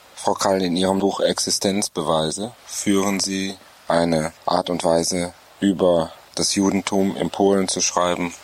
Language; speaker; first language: German; native; German